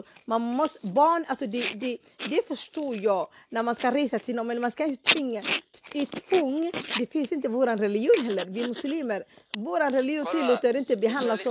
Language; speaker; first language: Swedish; non-native, fluent; Somali